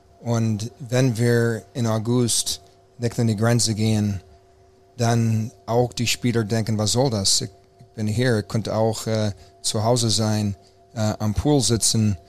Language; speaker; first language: German; non-native, fluent; English